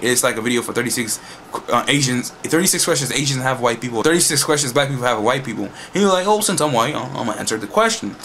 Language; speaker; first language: English; native; English